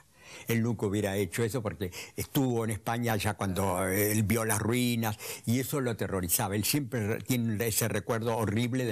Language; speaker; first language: Spanish; native; Spanish